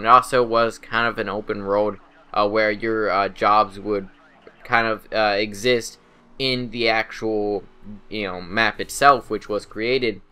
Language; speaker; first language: English; native; English